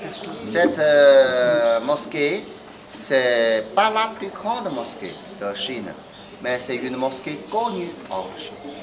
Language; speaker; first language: French; non-native, fluent; Chinese